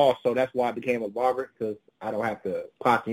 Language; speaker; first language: English; native; English